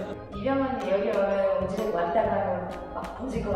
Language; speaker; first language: Korean; non-native, learner; Uzbek